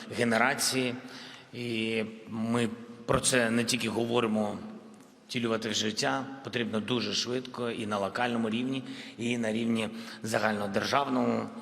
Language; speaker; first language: Ukrainian; non-native, local second language; Russian